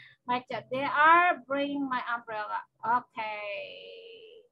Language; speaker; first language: English; non-native, fluent; Indonesian